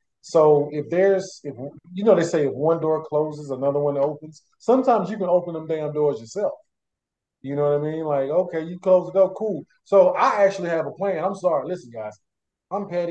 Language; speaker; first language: English; native; English